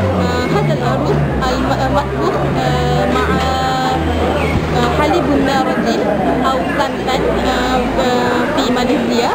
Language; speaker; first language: Arabic; non-native, learner; Malay